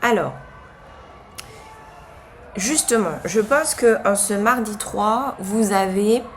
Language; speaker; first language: French; native; French